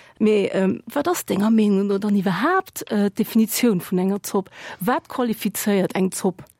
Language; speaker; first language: Luxembourgish; early bilingual, other home language; Portuguese